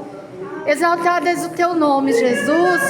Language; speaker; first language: Portuguese; native; Portuguese